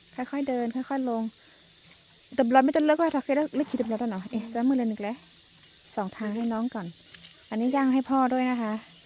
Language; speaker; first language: Thai; non-native, local second language; Karen languages